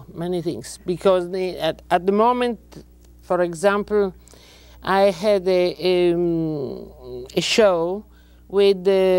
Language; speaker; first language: English; non-native, learner; Italian